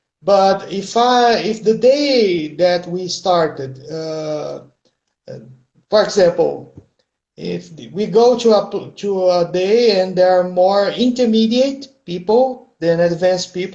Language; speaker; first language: English; non-native, fluent; Portuguese